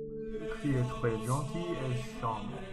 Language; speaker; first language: French; non-native, learner; Chinese